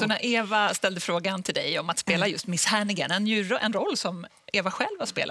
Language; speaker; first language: Swedish; native; Swedish